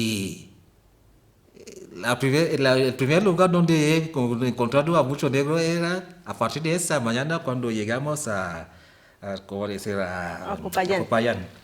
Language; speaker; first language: Spanish; non-native, fluent; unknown